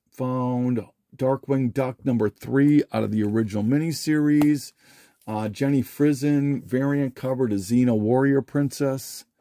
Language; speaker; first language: English; native; English